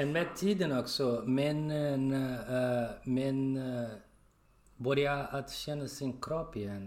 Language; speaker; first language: Swedish; non-native, learner; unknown